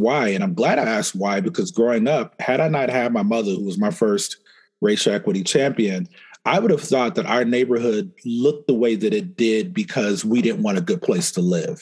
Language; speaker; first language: English; native; English